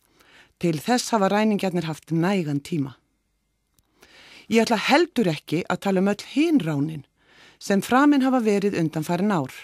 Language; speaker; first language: Icelandic; native; Icelandic